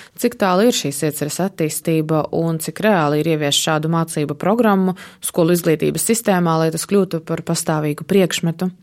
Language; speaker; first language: Latvian; native; Latvian